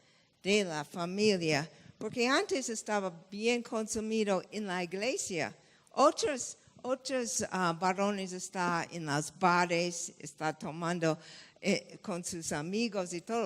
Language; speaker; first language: Spanish; non-native, fluent; English